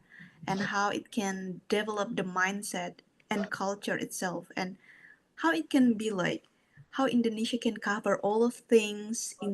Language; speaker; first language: English; non-native, fluent; Indonesian